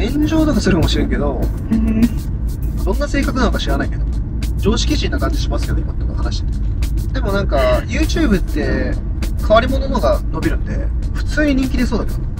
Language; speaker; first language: Japanese; native; Japanese